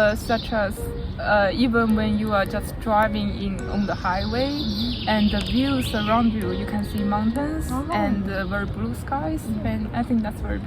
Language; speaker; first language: English; non-native, fluent; Chinese